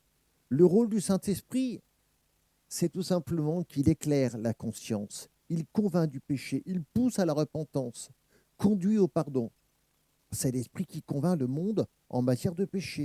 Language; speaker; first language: French; native; French